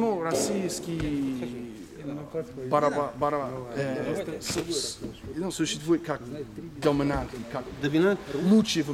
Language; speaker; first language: Russian; non-native, learner; English